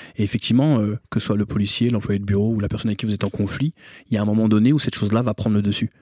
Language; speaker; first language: French; native; French